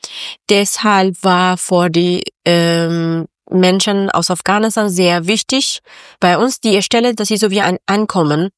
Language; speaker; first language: German; non-native, learner; Persian